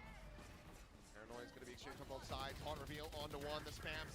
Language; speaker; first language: English; native; English